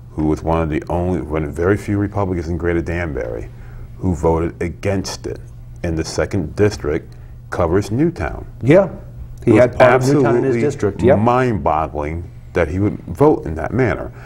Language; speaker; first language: English; native; English